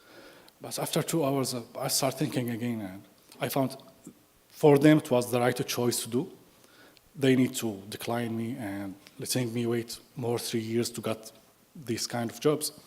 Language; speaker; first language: English; non-native, fluent; Arabic